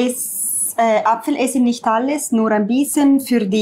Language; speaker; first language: German; non-native, learner; Italian